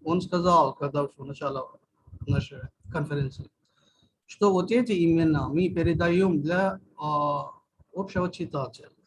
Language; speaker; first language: Russian; native; Russian